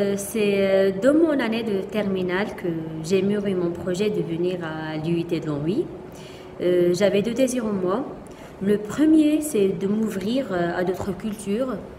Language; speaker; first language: French; non-native, local second language; Arabic